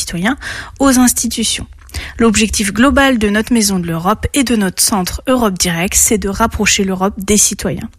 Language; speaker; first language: French; native; French